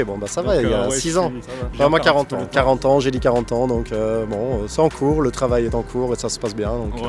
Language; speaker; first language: French; native; French